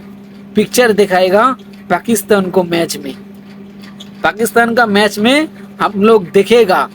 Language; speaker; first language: Hindi; non-native, local second language; Bangla